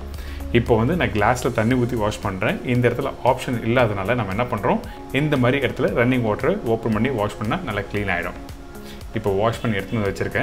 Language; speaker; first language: Tamil; native; Tamil